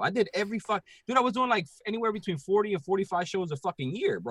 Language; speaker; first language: English; non-native, local second language; Spanish